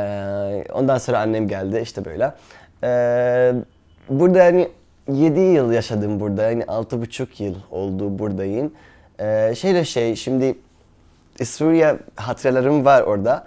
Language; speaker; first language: Turkish; non-native, fluent; Arabic